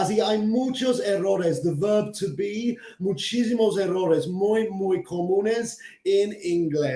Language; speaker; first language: Spanish; non-native, fluent; English